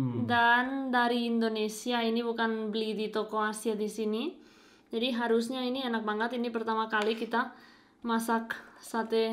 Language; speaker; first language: Indonesian; non-native, fluent; Spanish